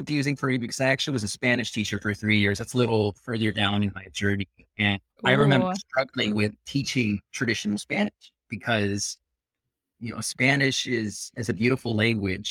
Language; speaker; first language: English; early bilingual, other home language; Spanish